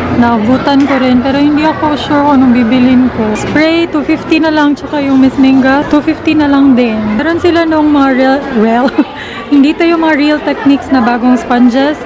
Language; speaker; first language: Filipino; non-native, local second language; Cebuano